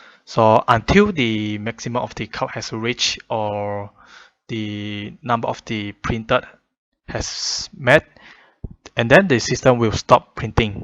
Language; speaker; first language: English; non-native, fluent; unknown